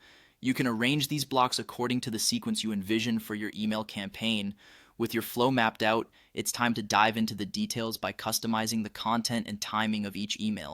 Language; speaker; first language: English; native; English